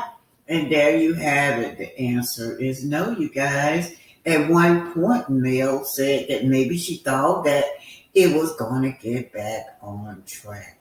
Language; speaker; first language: English; native; English